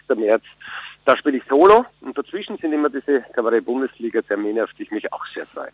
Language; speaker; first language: German; native; German